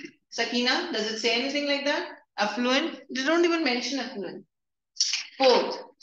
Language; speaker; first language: English; non-native, local second language; Hindi